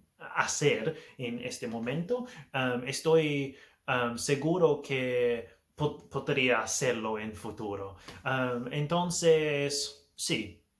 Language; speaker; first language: Spanish; non-native, learner; English